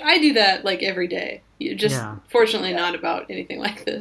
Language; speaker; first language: English; native; English